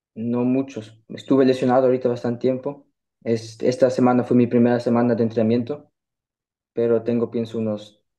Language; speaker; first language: Spanish; early bilingual, heritage; German